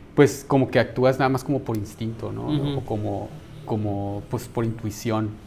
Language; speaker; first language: Spanish; native; Spanish